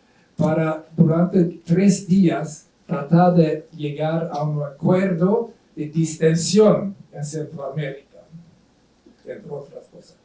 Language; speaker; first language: Spanish; non-native, fluent; Swedish